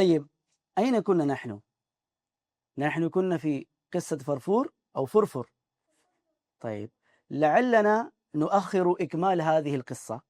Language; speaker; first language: Arabic; non-native, fluent; Urdu